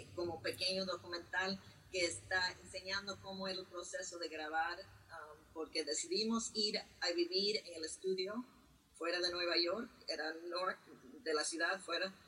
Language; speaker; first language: Spanish; early bilingual, heritage; Spanish